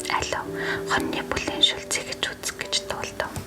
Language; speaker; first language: Mongolian; native; Mongolian